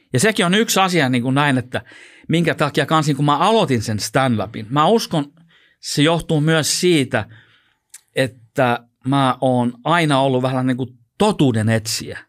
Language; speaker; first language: Finnish; non-native, local second language; Swedish